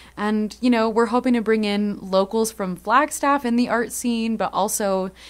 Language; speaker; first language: English; native; English